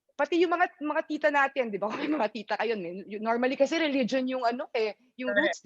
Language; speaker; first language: Filipino; native; Filipino